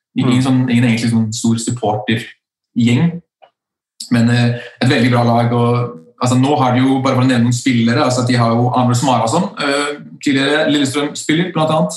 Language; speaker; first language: Norwegian; early bilingual, other home language; Icelandic